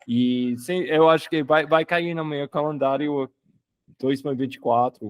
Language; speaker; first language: Portuguese; non-native, fluent; English